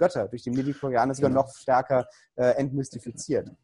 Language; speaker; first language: German; native; German